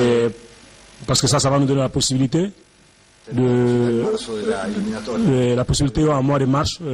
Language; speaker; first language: French; non-native, fluent; Spanish